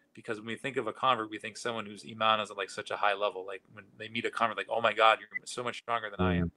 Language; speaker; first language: English; native; English